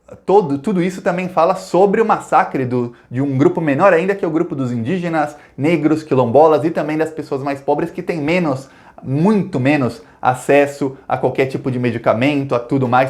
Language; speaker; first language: Portuguese; native; Portuguese